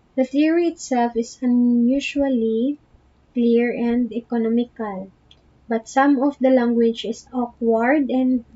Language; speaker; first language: English; non-native, local second language; Filipino